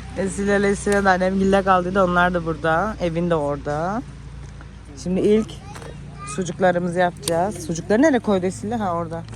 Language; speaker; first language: Turkish; early bilingual, heritage; Turkish